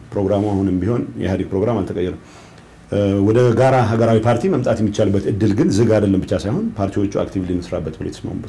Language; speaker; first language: Amharic; non-native, local second language; Tigrinya